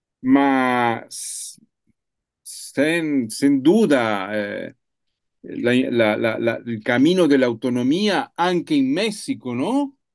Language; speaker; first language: Italian; non-native, learner; Spanish